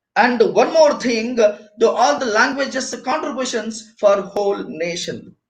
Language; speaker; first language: English; non-native, local second language; Kannada